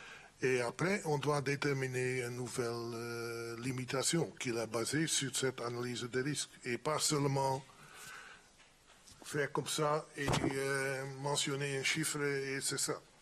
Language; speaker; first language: French; non-native, fluent; Dutch